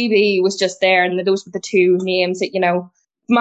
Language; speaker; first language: English; native; English